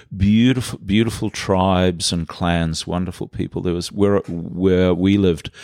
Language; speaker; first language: English; native; English